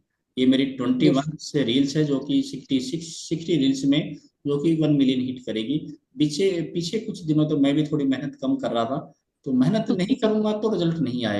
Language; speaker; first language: Hindi; native; Hindi